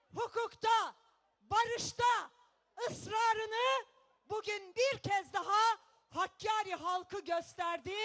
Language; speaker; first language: Turkish; native; Turkish